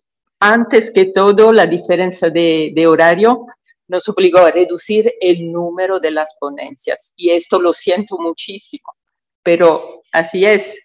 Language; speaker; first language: Spanish; non-native, fluent; Italian